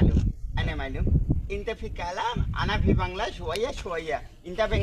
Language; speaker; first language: Arabic; non-native, learner; Bangla